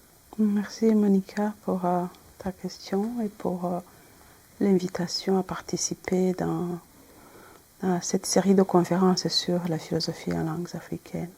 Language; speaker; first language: French; non-native, local second language; Kinyarwanda